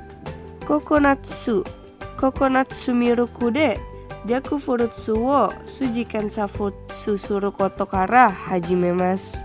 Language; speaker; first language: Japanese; non-native, fluent; Indonesian